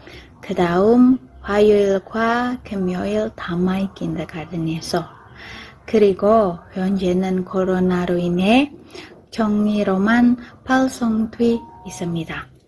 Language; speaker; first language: Korean; non-native, learner; Indonesian